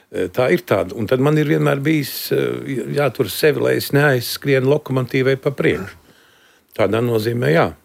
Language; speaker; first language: Latvian; native; Latvian